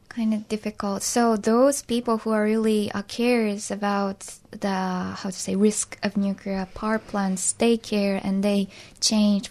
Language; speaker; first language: English; non-native, fluent; Japanese